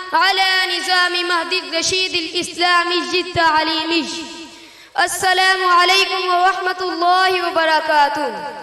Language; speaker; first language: Arabic; non-native, learner; Urdu